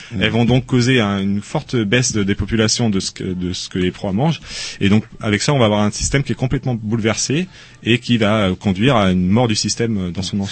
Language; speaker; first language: French; native; French